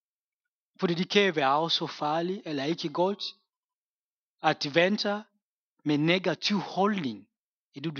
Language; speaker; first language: Danish; non-native, fluent; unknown